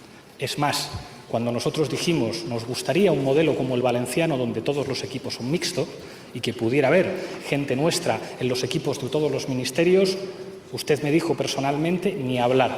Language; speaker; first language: Spanish; native; Spanish